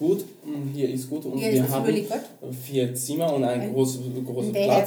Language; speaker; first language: German; non-native, learner; Persian